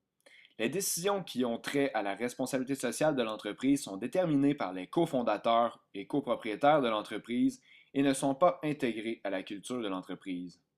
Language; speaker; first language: French; native; French